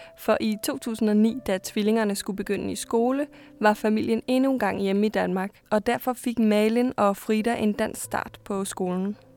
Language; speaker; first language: Danish; native; Danish